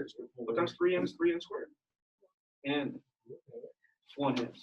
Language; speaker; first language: English; native; English